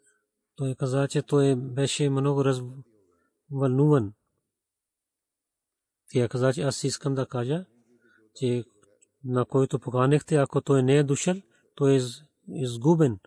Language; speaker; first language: Bulgarian; non-native, learner; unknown